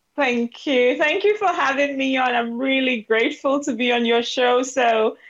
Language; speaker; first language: English; non-native, local second language; Igbo